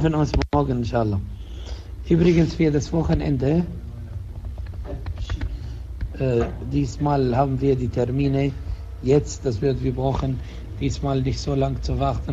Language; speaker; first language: German; non-native, fluent; Arabic